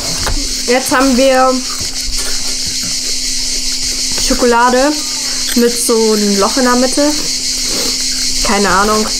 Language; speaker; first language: German; native; German